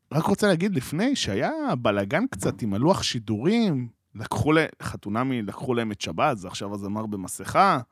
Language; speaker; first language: Hebrew; native; Hebrew